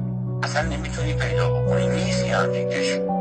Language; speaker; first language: Persian; native; Persian